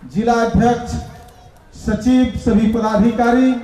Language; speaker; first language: Hindi; non-native, local second language; Bangla